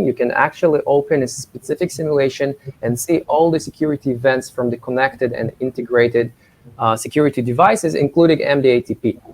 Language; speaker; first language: English; non-native, fluent; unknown